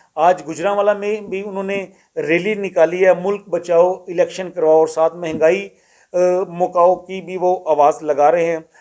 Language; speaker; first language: Urdu; non-native, local second language; Punjabi